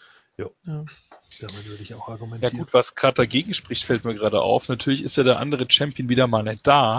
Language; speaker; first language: German; native; German